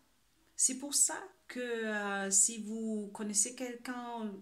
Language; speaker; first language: French; non-native, fluent; Spanish